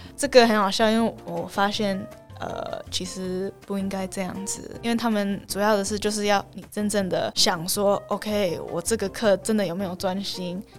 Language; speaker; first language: Chinese; non-native, fluent; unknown